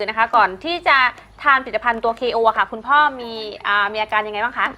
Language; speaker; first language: Thai; native; Thai